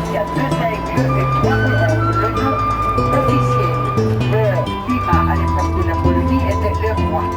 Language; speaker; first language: French; non-native, fluent; Spanish